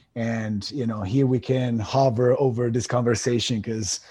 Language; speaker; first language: English; non-native, fluent; Italian